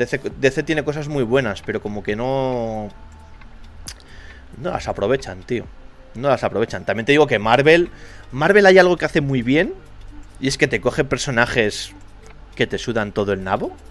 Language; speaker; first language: Spanish; native; Spanish